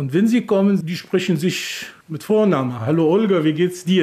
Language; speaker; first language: German; non-native, fluent; Arabic